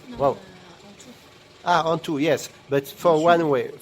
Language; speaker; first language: English; non-native, learner; French